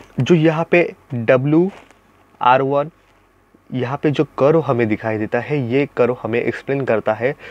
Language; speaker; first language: Hindi; non-native, local second language; Marathi